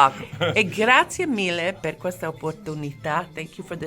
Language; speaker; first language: Italian; non-native, learner; English